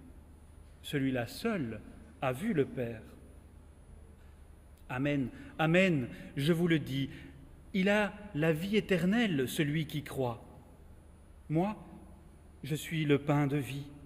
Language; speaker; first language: French; native; French